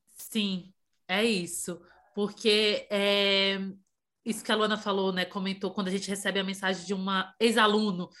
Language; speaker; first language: Portuguese; native; Portuguese